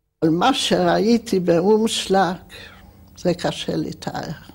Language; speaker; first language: Hebrew; non-native, fluent; Polish